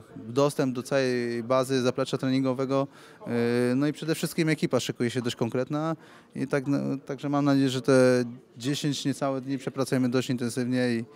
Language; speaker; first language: Polish; native; Polish